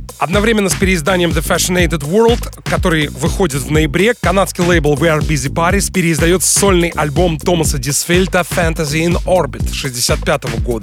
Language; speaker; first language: Russian; native; Russian